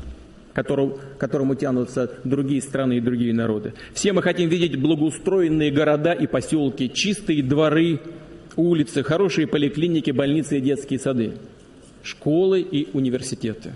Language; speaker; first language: Russian; native; Russian